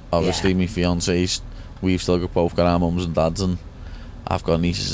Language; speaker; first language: English; native; English